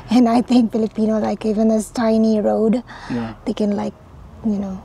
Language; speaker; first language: English; non-native, local second language; Cebuano